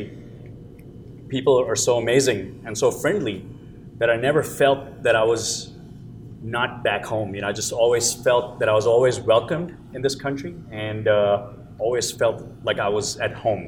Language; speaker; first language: English; non-native, local second language; Gujarati